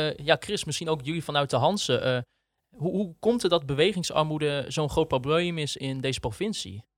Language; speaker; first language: Dutch; native; Dutch